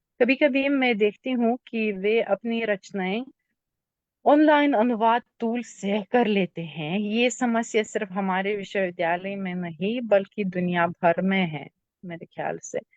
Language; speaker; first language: Hindi; non-native, fluent; Lithuanian